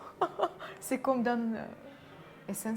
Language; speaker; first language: French; non-native, learner; Russian